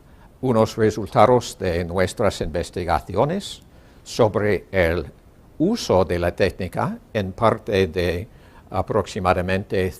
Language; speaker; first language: Spanish; non-native, learner; English